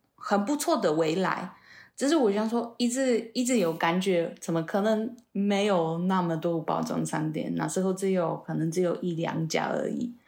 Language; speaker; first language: Chinese; non-native, fluent; Polish